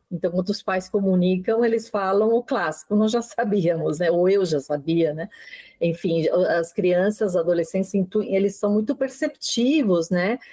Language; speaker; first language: Portuguese; non-native, fluent; Spanish